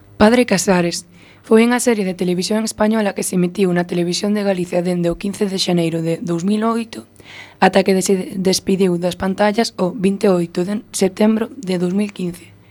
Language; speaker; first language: Galician; non-native, local second language; Spanish